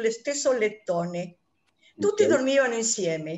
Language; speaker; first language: Italian; non-native, fluent; Spanish